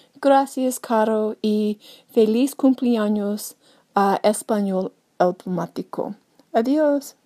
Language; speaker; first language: Spanish; non-native, learner; English